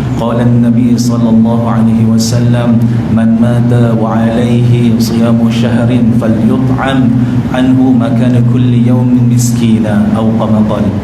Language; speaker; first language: Malay; native; Malay